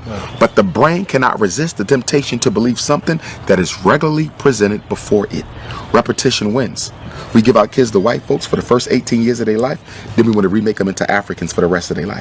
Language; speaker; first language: English; native; English